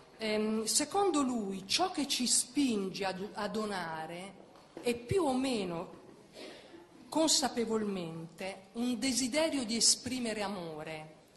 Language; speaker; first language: Italian; native; Italian